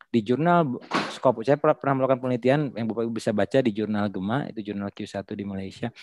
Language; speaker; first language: Indonesian; non-native, local second language; Sundanese